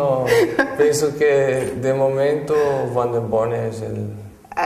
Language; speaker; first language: Italian; non-native, fluent; Portuguese